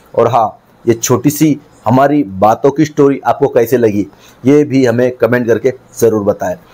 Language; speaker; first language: Hindi; non-native, local second language; Marathi